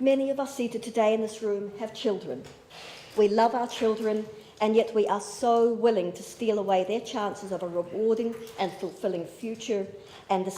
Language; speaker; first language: English; native; English